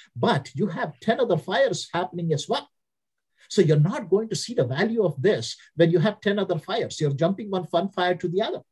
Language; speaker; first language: English; non-native, local second language; Telugu